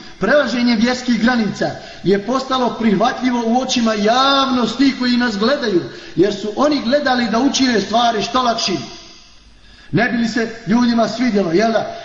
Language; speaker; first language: Bosnian; native; Bosnian